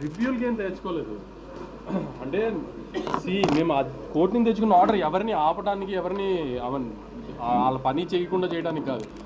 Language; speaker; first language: Telugu; native; Telugu